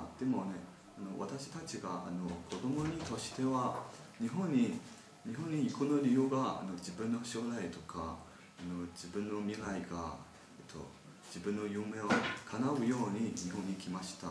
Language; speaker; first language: Japanese; non-native, learner; Chinese